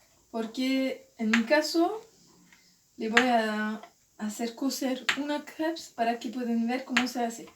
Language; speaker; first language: Spanish; non-native, fluent; French